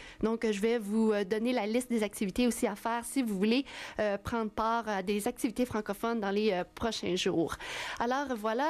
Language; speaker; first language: French; native; French